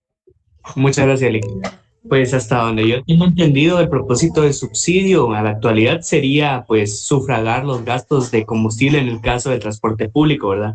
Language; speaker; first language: Spanish; native; Spanish